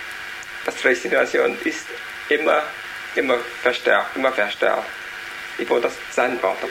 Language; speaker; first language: German; non-native, learner; Vietnamese